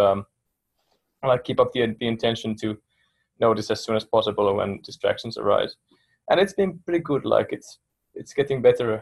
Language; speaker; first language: English; non-native, fluent; Finnish